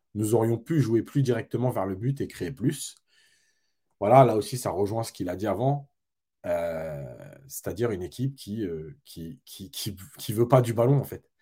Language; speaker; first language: French; native; French